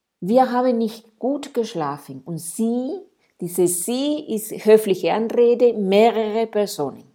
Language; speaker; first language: German; non-native, fluent; Spanish